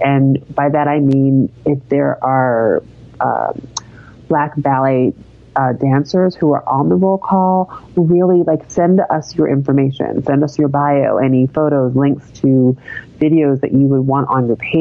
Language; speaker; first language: English; native; English